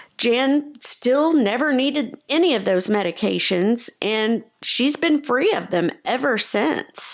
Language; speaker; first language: English; native; English